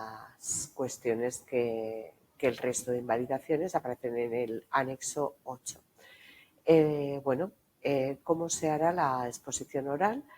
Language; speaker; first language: Spanish; native; Spanish